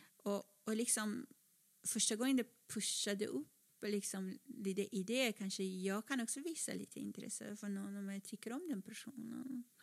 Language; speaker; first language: Swedish; non-native, fluent; Persian